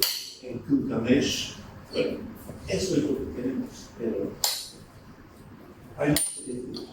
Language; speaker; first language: Spanish; non-native, fluent; Turkish